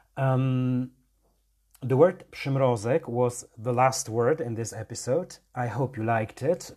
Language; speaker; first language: English; non-native, fluent; Polish